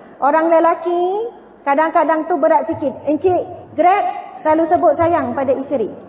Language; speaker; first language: Malay; native; Malay